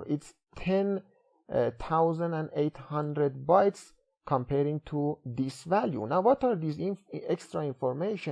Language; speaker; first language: English; non-native, fluent; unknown